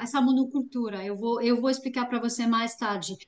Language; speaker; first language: Portuguese; non-native, fluent; French